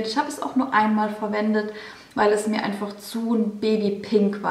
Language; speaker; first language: German; native; German